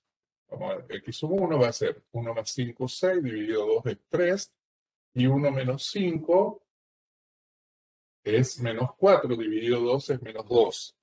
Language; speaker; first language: Spanish; native; Spanish